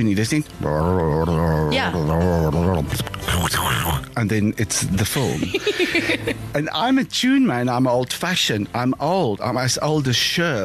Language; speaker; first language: English; non-native, local second language; Afrikaans